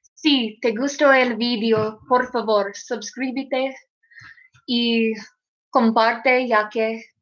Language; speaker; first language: Spanish; non-native, learner; English